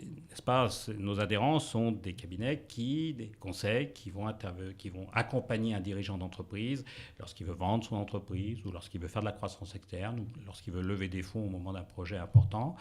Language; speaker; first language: French; native; French